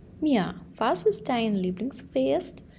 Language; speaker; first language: German; non-native, fluent; Ukrainian